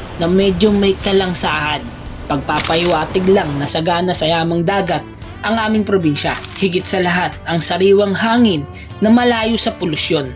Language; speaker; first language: Filipino; non-native, local second language; Waray